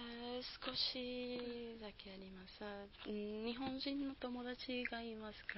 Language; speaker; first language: Japanese; non-native, learner; Spanish